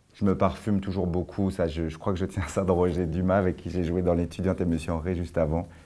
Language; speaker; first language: French; native; French